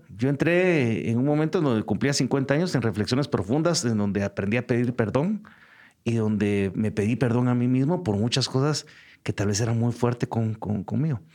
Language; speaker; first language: Spanish; native; Spanish